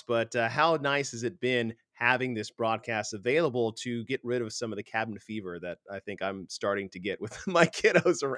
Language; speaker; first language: English; native; English